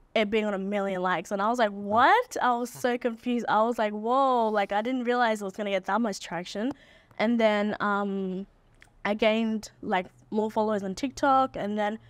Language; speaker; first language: English; native; English